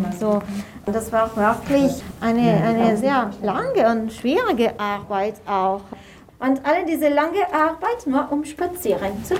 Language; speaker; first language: German; non-native, fluent; Italian